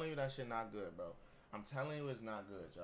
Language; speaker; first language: English; native; English